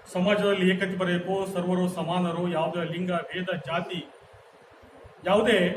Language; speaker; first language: Kannada; non-native, local second language; Lambadi